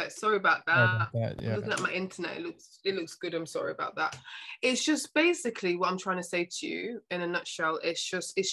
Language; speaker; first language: English; native; English